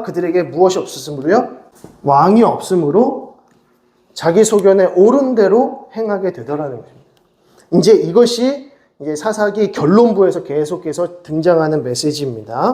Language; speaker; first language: Korean; native; Korean